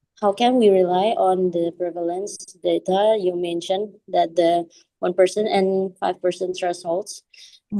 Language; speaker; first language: English; non-native, fluent; Indonesian